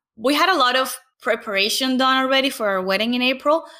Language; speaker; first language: English; non-native, fluent; Spanish